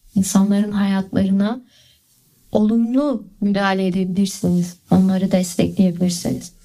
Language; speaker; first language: Turkish; early bilingual, heritage; Turkish